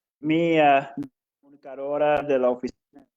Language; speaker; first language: Spanish; non-native, fluent; English